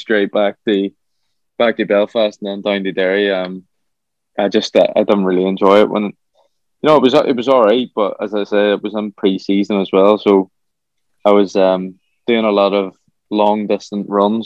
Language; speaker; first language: English; native; English